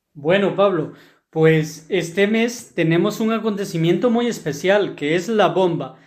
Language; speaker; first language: Spanish; native; Spanish